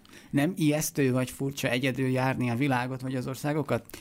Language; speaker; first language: Hungarian; native; Hungarian